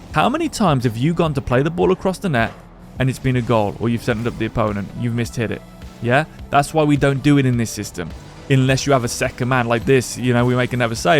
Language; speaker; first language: English; native; English